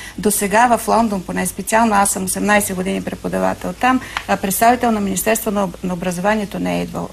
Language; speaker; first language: Bulgarian; native; Bulgarian